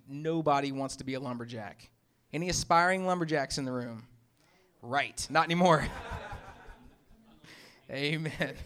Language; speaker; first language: English; native; English